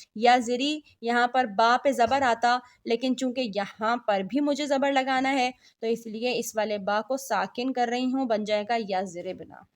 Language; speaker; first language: Urdu; native; Urdu